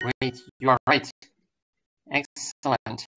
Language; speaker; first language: English; non-native, learner; Russian